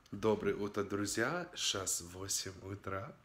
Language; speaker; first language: Russian; non-native, learner; English